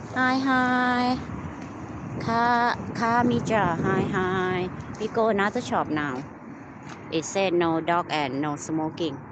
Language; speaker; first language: English; non-native, learner; Thai